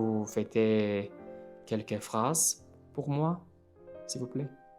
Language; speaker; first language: French; non-native, learner; Kazakh